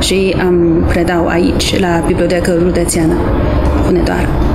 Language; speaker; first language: Romanian; non-native, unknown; Chinese